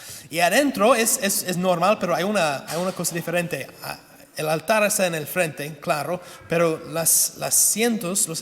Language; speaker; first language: Spanish; non-native, fluent; English